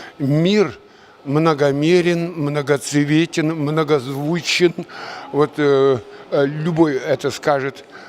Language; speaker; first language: Russian; non-native, local second language; Chuvash